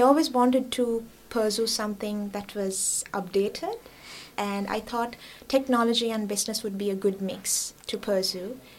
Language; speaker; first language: English; non-native, local second language; Sinhala